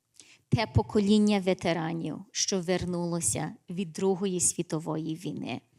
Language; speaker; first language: Ukrainian; early bilingual, heritage; English